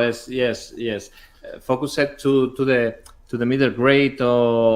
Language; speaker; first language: English; non-native, learner; Spanish